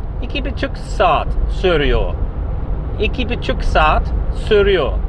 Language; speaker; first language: Turkish; non-native, fluent; English